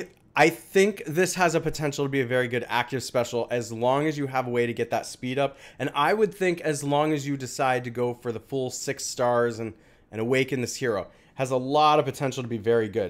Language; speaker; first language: English; native; English